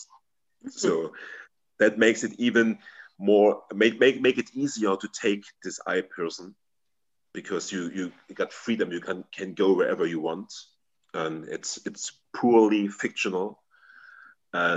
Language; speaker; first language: English; non-native, fluent; German